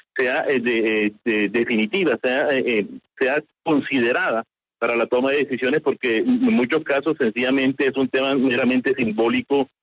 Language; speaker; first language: Spanish; native; Spanish